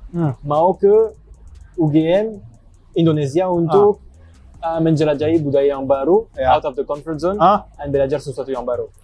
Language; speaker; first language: Indonesian; non-native, fluent; French